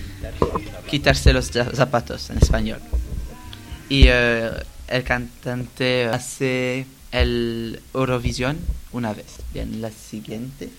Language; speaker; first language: Spanish; non-native, learner; French